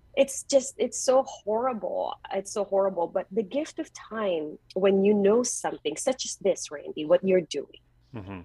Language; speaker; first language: English; non-native, local second language; Filipino